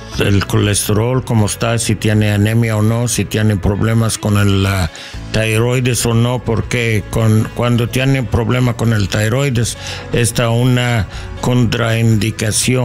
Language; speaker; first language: Spanish; non-native, learner; English